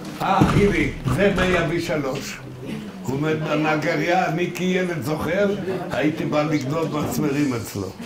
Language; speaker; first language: Hebrew; non-native, fluent; Yiddish